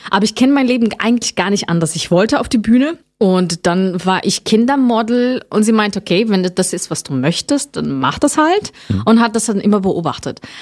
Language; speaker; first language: German; non-native, fluent; Portuguese